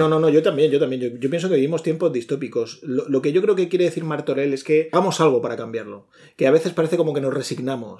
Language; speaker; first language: Spanish; native; Spanish